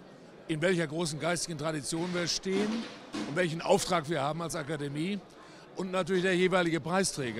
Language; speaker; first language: German; native; German